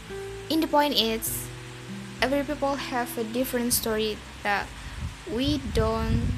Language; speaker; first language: English; non-native, learner; Indonesian